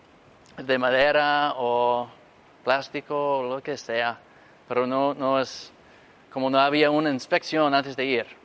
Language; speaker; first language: Spanish; non-native, fluent; English